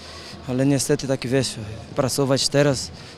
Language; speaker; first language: Polish; non-native, learner; Portuguese